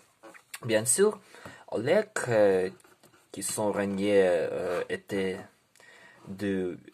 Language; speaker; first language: French; non-native, learner; Ukrainian